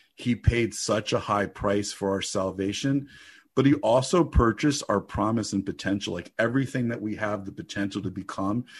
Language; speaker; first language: English; native; English